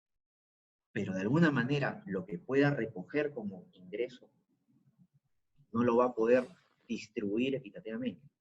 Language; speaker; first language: Spanish; native; Spanish